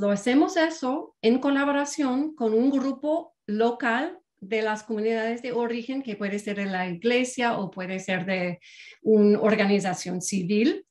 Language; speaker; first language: Spanish; non-native, fluent; English